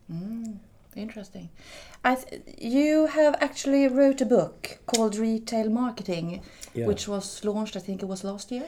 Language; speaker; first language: English; non-native, fluent; Swedish